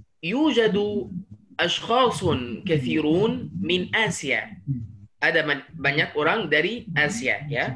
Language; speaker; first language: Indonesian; non-native, learner; Arabic